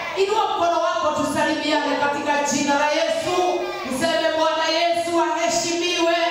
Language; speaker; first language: Swahili; non-native, local second language; Kikuyu